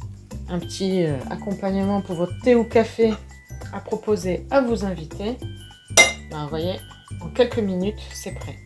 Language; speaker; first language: French; native; French